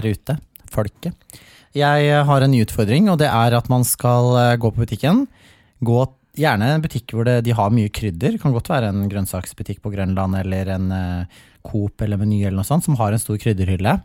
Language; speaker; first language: Norwegian; native; Norwegian